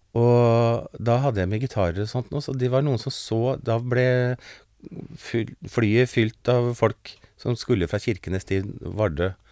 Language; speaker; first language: Norwegian; native; Norwegian